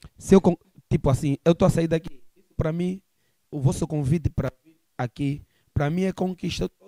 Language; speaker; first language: Portuguese; native; Portuguese